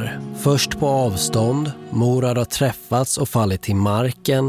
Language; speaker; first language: Swedish; native; Swedish